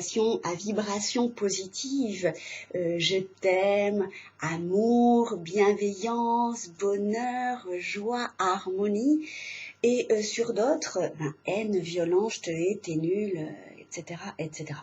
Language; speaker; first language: French; native; French